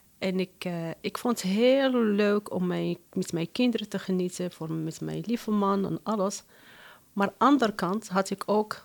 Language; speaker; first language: Dutch; non-native, fluent; Arabic